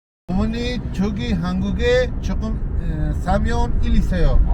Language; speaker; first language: Korean; non-native, learner; Uzbek